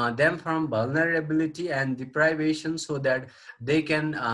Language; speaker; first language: English; non-native, local second language; Nepali